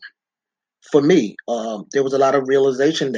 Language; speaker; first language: English; native; English